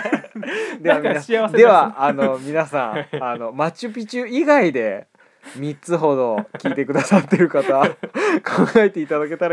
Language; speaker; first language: Japanese; native; Japanese